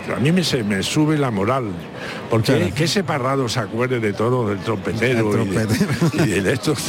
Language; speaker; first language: Spanish; native; Spanish